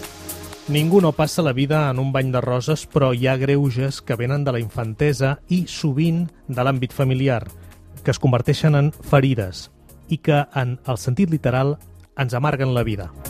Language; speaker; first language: Catalan; native; Catalan